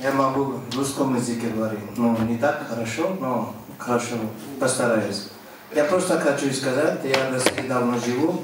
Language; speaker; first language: Russian; non-native, learner; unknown